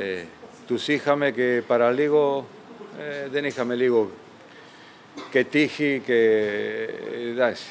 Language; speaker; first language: Greek; non-native, fluent; Spanish